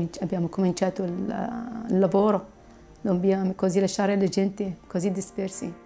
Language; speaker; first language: Italian; non-native, fluent; Assyrian Neo-Aramaic